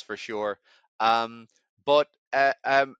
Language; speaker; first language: English; native; English